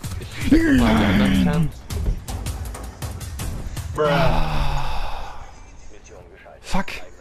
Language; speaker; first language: German; native; German